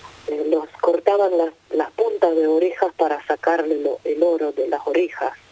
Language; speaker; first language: Spanish; non-native, fluent; Ukrainian